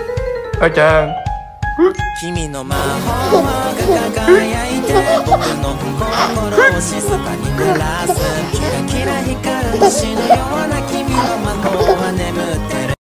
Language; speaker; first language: Japanese; native; Japanese